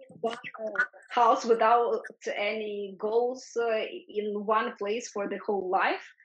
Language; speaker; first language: English; non-native, fluent; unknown